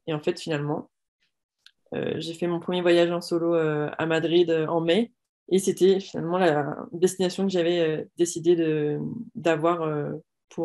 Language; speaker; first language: French; native; French